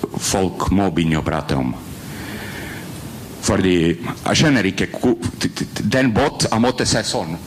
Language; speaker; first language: Norwegian; non-native, learner; Croatian